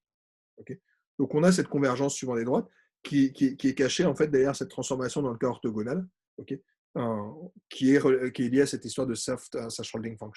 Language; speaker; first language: French; native; French